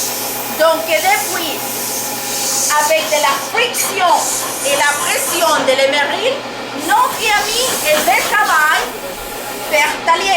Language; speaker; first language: French; non-native, learner; Spanish